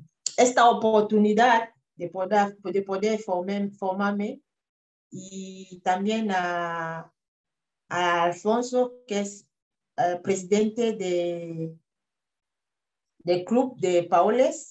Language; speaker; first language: Spanish; non-native, fluent; French